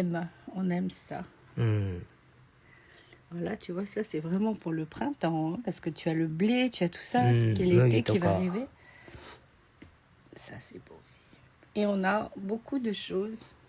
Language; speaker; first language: French; native; French